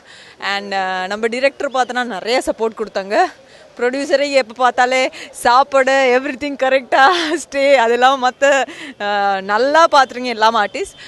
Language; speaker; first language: Tamil; non-native, fluent; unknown